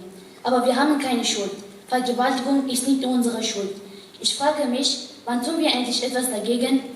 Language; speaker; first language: German; non-native, learner; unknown